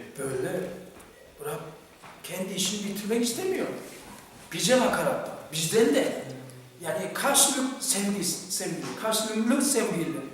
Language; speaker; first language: Turkish; non-native, fluent; Korean